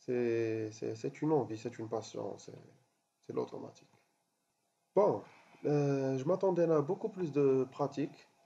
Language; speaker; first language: French; non-native, local second language; Arabic